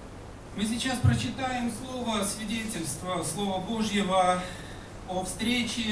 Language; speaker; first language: Polish; non-native, learner; Russian